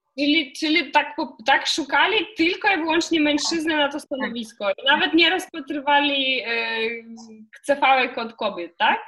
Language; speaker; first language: Polish; non-native, fluent; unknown